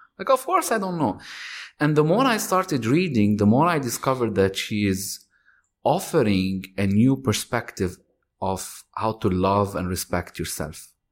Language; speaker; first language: English; non-native, fluent; Arabic